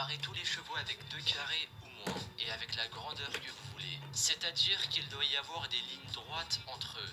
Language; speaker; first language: French; native; French